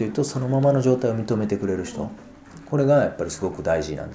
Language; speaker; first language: Japanese; native; Japanese